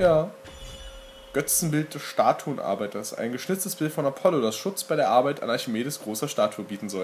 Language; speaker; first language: German; native; German